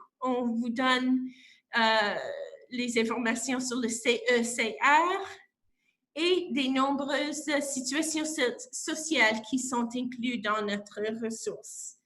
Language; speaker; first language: French; non-native, local second language; English